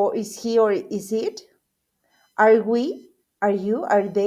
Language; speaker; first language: English; non-native, fluent; Spanish